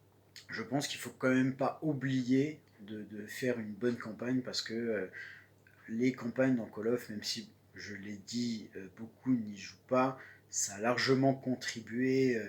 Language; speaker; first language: French; native; French